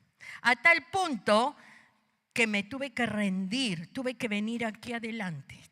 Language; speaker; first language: Spanish; native; Spanish